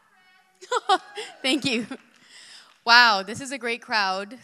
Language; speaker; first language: English; native; English